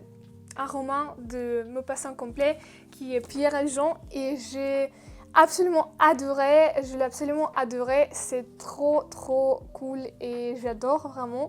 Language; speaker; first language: French; non-native, fluent; Russian